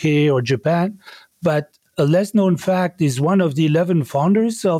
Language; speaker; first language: English; non-native, fluent; French